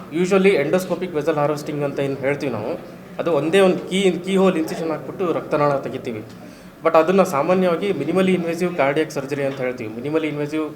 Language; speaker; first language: Kannada; native; Kannada